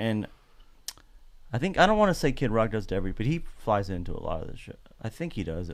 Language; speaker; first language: English; native; English